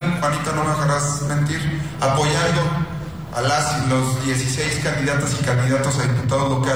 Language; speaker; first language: Spanish; native; Spanish